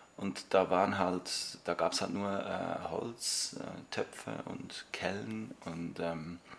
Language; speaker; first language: German; native; German